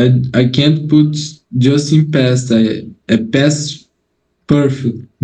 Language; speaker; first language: English; non-native, learner; Portuguese